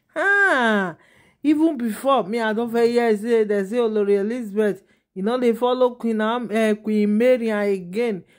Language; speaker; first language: Nigerian Pidgin; non-native, local second language; Yoruba